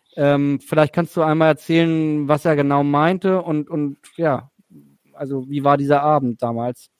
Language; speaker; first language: German; native; German